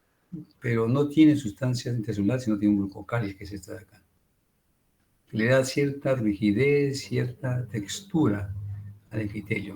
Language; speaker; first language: Spanish; native; Spanish